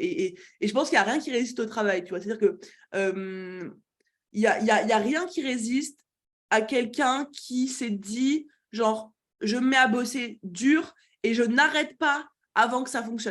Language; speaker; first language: French; native; French